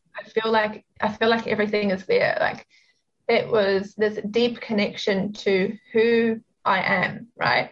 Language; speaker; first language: English; native; English